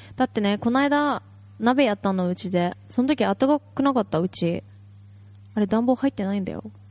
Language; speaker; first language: Japanese; native; Japanese